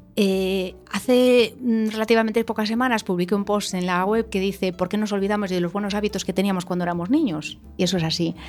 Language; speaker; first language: Spanish; native; Spanish